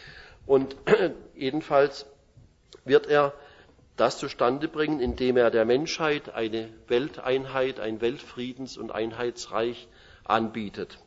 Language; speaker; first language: German; native; German